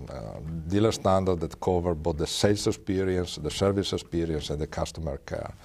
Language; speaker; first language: English; non-native, fluent; Italian